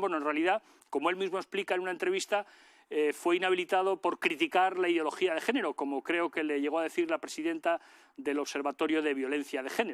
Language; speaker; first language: Spanish; native; Spanish